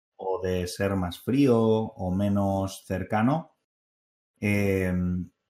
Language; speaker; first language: Spanish; native; Spanish